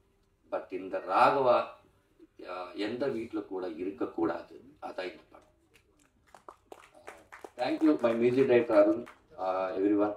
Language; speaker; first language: Tamil; non-native, learner; Telugu